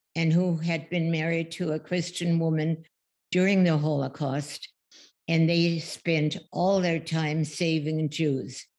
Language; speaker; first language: English; early bilingual, other home language; German